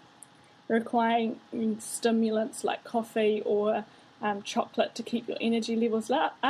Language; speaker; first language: English; native; English